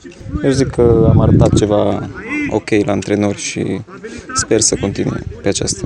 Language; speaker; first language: Romanian; early bilingual, heritage; Romanian